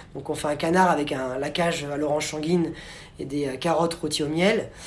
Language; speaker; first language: French; native; French